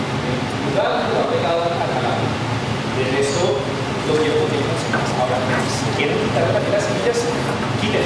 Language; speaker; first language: Spanish; native; Spanish